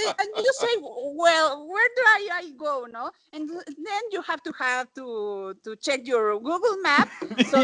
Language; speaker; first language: English; non-native, learner; Spanish